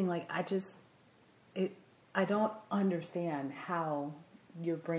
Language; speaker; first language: English; native; English